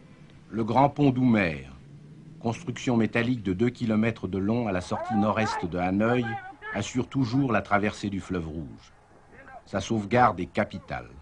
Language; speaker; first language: French; native; French